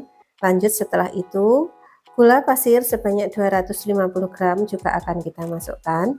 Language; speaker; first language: Indonesian; native; Indonesian